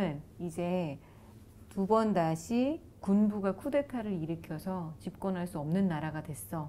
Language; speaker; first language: Korean; native; Korean